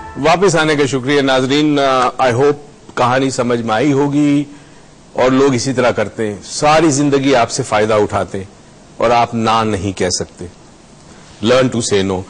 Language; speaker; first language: Urdu; native; Urdu